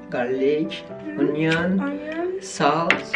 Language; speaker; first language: English; non-native, learner; Turkish